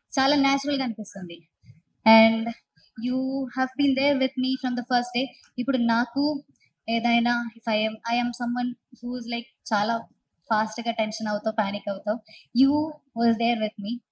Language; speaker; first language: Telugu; non-native, learner; Malayalam